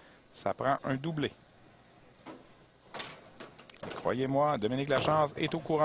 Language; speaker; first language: French; native; French